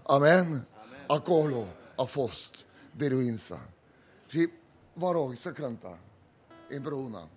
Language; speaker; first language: Romanian; non-native, learner; Norwegian